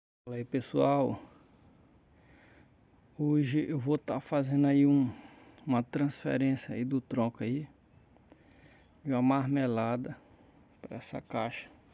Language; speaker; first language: Portuguese; native; Portuguese